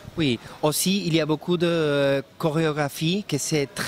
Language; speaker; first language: French; non-native, learner; Spanish